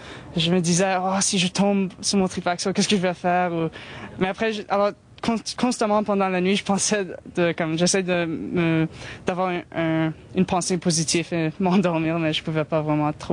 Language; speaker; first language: French; non-native, local second language; English